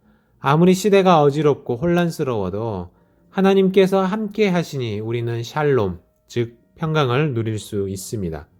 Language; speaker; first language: Korean; native; Korean